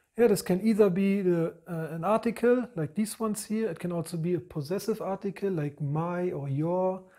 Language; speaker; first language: English; non-native, fluent; German